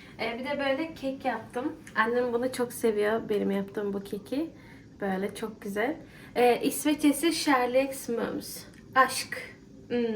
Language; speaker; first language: Turkish; early bilingual, heritage; Turkish